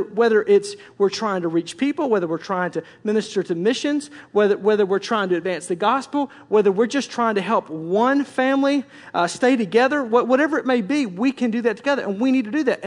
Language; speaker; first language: English; native; English